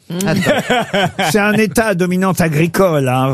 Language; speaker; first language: French; native; French